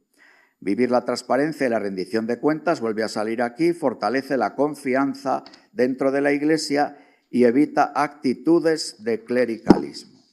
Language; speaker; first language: Spanish; native; Spanish